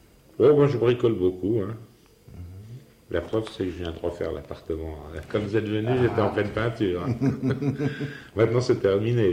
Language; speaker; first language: French; native; French